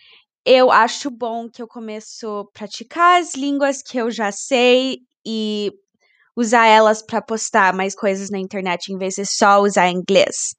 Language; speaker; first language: Portuguese; early bilingual, heritage; Portuguese